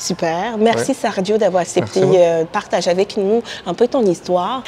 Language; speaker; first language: French; native; French